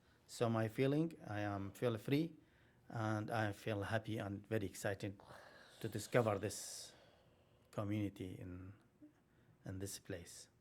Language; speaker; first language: English; non-native, learner; Arabic